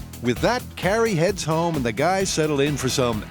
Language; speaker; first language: English; native; English